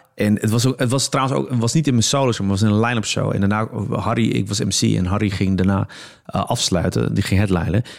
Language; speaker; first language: Dutch; early bilingual, other home language; Polish